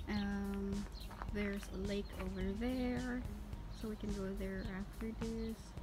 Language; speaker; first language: English; non-native, local second language; Filipino